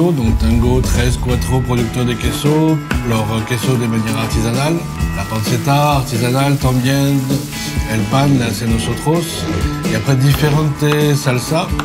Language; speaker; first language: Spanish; non-native, learner; French